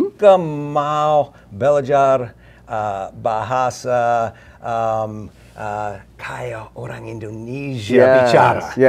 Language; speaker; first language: Indonesian; non-native, learner; English